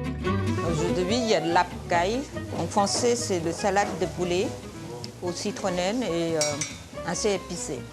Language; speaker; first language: French; non-native, fluent; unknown